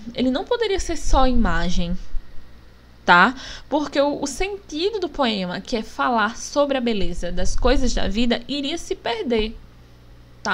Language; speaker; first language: Portuguese; native; Portuguese